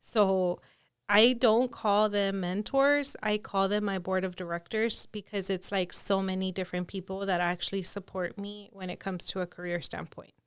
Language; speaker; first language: English; early bilingual, other home language; Spanish